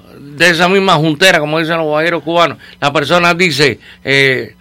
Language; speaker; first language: Spanish; native; Spanish